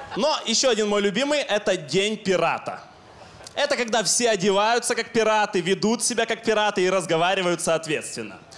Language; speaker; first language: Russian; non-native, local second language; Ukrainian